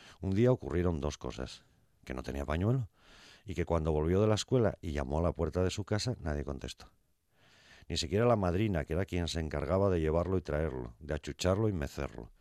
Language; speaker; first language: Spanish; native; Spanish